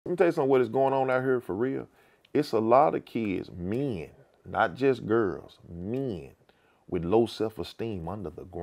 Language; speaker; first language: English; native; English